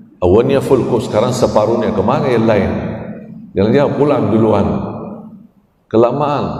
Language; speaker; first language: Malay; non-native, fluent; Arabic